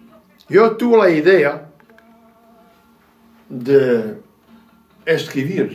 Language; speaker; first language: Spanish; non-native, fluent; English